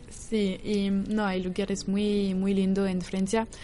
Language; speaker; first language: Spanish; non-native, learner; French